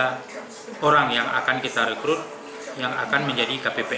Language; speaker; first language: Indonesian; native; Indonesian